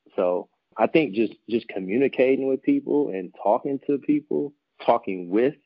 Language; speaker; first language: English; native; English